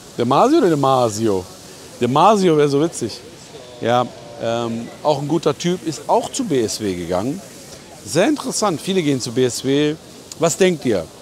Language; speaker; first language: German; early bilingual, other home language; Persian